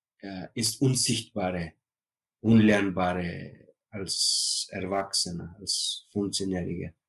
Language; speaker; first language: German; non-native, learner; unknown